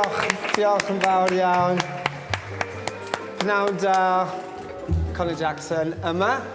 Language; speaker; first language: Welsh; non-native, learner; English